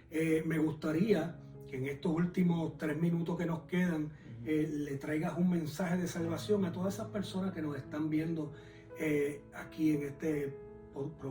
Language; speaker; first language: Spanish; native; Spanish